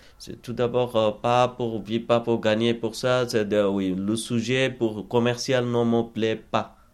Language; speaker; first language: French; non-native, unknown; Bangla